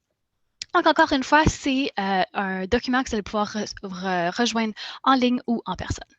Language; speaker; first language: French; native; French